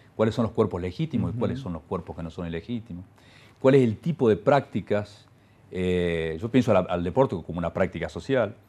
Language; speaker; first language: Spanish; native; Spanish